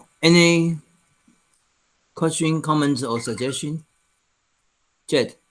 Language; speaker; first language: English; non-native, fluent; Chinese